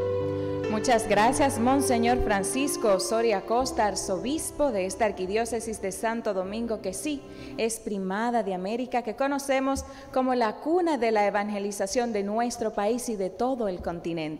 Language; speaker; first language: Spanish; native; Spanish